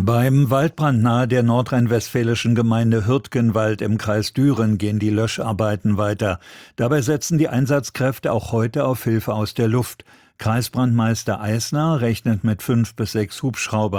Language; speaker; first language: German; native; German